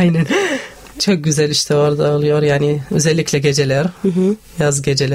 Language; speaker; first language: Turkish; non-native, learner; Arabic